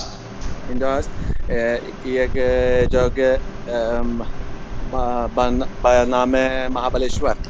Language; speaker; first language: Persian; non-native, learner; Urdu